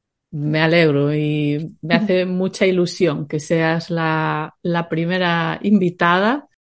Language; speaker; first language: Spanish; native; Spanish